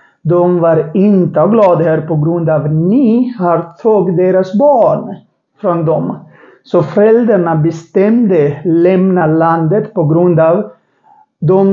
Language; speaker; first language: Swedish; non-native, learner; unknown